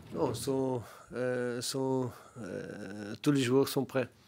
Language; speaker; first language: French; non-native, learner; Portuguese